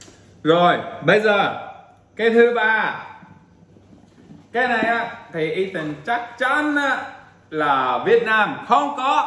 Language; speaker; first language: Vietnamese; non-native, fluent; English